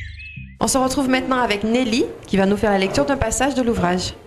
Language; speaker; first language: French; native; French